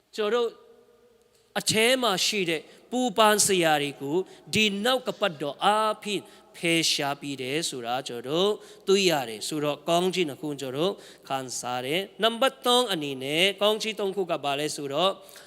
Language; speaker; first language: Burmese; non-native, local second language; Tedim Chin